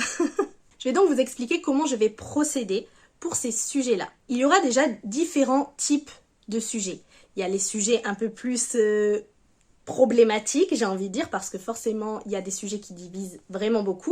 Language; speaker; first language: French; native; French